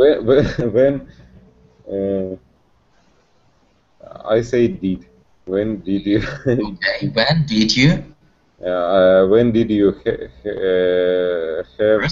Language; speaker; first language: English; non-native, learner; Russian